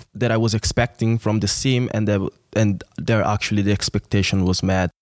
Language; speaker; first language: English; non-native, fluent; Italian